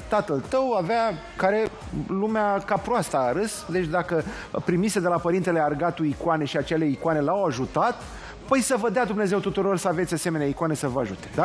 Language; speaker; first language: Romanian; native; Romanian